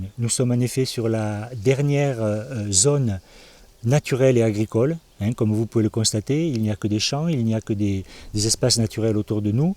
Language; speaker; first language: French; native; French